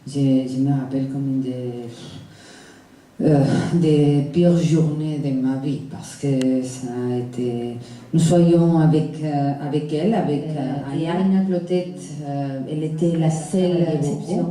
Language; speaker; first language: French; non-native, fluent; Spanish